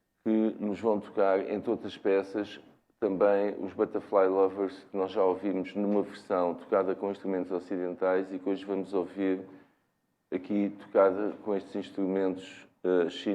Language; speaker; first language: Portuguese; native; Portuguese